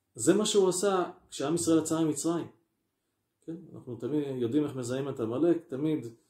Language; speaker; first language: Hebrew; native; Hebrew